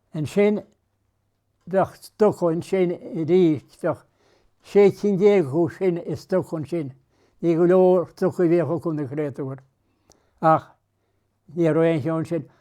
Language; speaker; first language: Irish; native; Irish